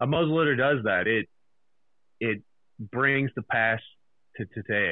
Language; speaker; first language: English; native; English